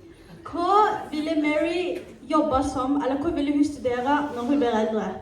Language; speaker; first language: Norwegian; early bilingual, other home language; Hakha Chin